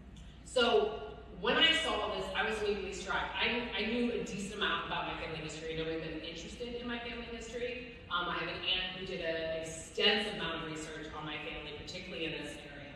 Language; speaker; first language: English; native; English